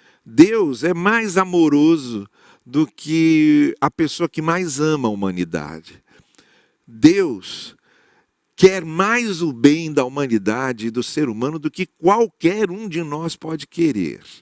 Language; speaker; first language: Portuguese; native; Portuguese